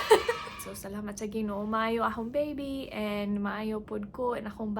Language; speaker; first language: Cebuano; non-native, local second language; English